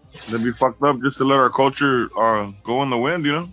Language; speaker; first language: English; early bilingual, other home language; Spanish